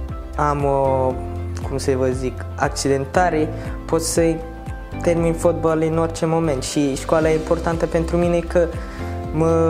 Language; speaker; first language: Romanian; non-native, learner; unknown